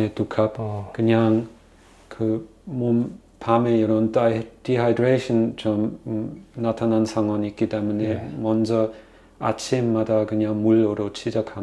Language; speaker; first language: Korean; non-native, fluent; German